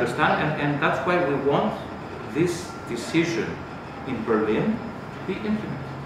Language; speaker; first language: English; non-native, fluent; Greek